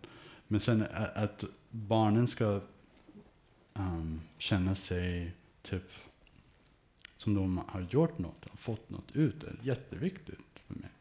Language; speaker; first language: Swedish; early bilingual, heritage; English